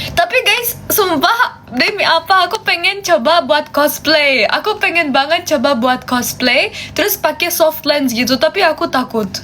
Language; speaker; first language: Indonesian; non-native, fluent; German